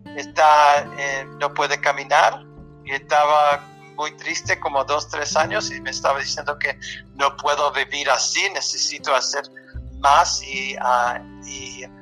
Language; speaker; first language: Spanish; early bilingual, heritage; Spanish